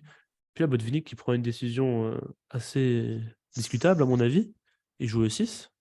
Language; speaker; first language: French; native; French